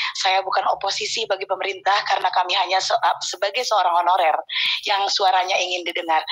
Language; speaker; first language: Indonesian; non-native, local second language; Sundanese